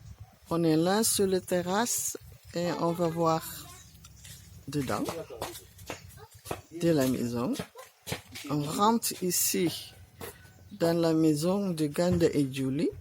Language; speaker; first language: French; non-native, learner; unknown